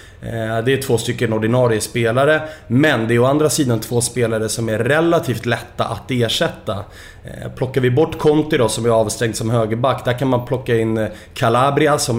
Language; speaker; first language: Swedish; native; Swedish